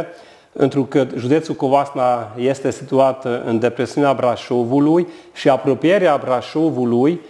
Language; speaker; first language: Romanian; non-native, local second language; Hungarian